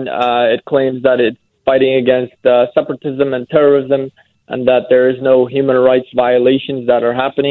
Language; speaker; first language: English; native; English